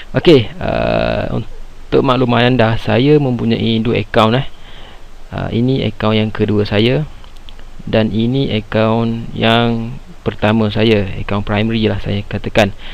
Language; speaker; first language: Malay; native; Malay